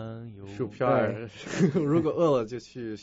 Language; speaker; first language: Chinese; early bilingual, heritage; Chinese